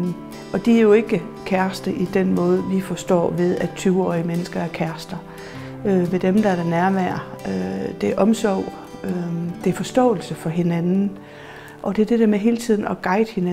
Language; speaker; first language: Danish; native; Danish